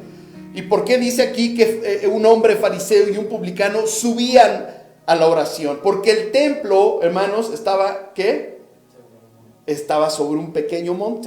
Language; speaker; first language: Spanish; native; Spanish